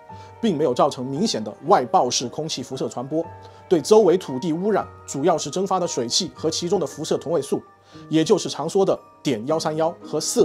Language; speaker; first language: Chinese; native; Chinese